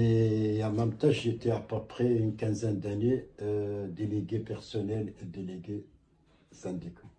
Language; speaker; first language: French; non-native, fluent; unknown